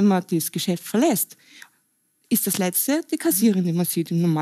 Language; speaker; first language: German; native; German